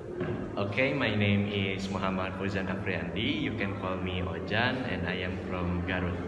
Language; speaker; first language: English; non-native, learner; Sundanese